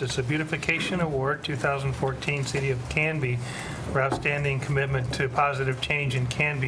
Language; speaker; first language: English; native; English